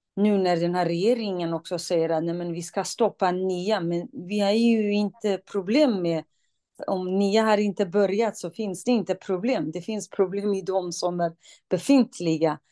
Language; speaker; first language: Swedish; non-native, fluent; Kurdish